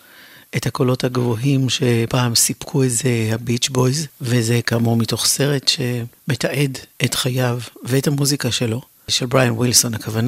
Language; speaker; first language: Hebrew; native; Hebrew